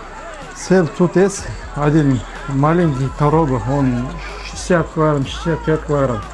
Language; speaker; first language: Russian; non-native, local second language; Kyrgyz